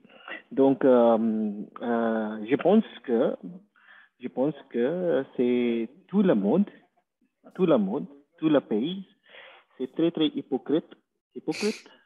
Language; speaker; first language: French; non-native, learner; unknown